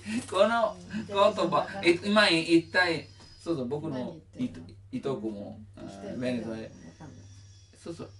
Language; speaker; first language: Japanese; non-native, learner; Italian